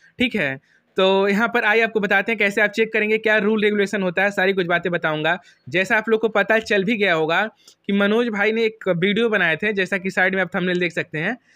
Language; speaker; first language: Hindi; native; Hindi